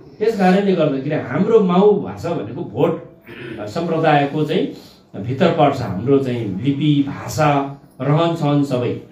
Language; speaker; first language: Nepali; non-native, local second language; Gurung